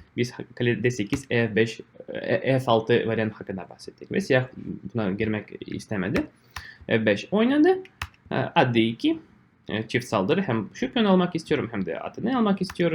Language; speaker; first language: Turkish; non-native, fluent; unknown